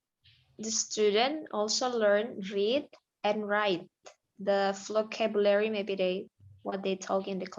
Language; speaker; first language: English; non-native, learner; Indonesian